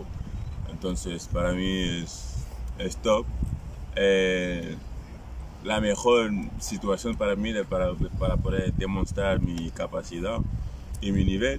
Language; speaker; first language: Spanish; non-native, fluent; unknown